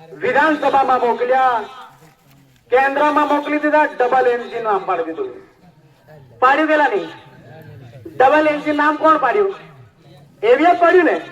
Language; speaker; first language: Gujarati; non-native, local second language; Rathawi